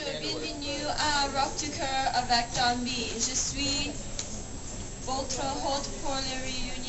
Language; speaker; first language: French; non-native, learner; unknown